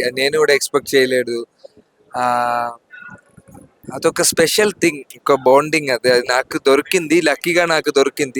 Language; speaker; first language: Telugu; non-native, learner; Malayalam